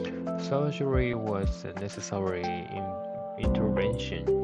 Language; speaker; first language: English; non-native, learner; Japanese